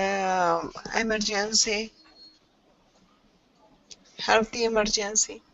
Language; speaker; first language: English; non-native, learner; Spanish